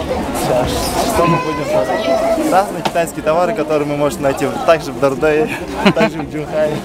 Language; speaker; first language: Russian; non-native, local second language; Kyrgyz